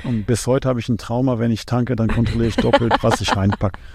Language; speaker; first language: German; native; German